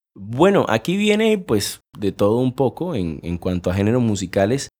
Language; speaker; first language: Spanish; native; Spanish